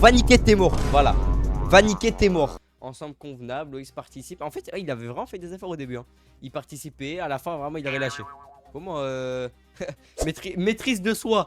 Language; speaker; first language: French; native; French